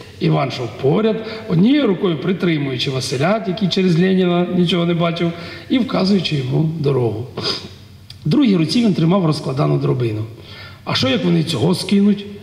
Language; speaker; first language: Ukrainian; native; Ukrainian